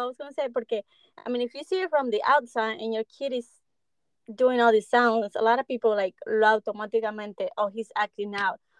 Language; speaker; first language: English; early bilingual, other home language; Spanish